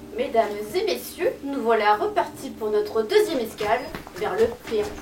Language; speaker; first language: French; native; French